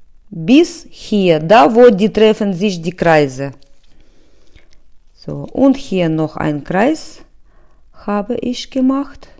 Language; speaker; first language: German; non-native, learner; Russian